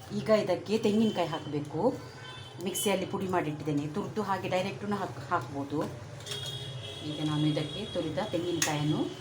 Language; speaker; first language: Kannada; non-native, local second language; Tulu